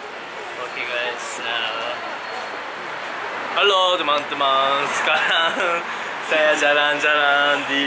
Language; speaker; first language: Indonesian; non-native, learner; Japanese